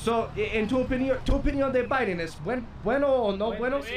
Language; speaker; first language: Spanish; non-native, learner; English